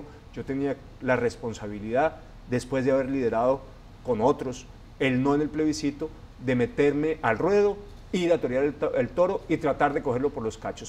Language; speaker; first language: Spanish; native; Spanish